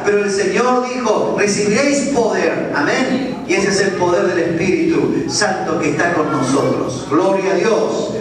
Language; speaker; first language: Spanish; native; Spanish